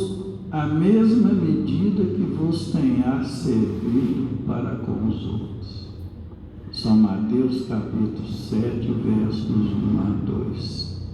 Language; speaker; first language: Portuguese; native; Portuguese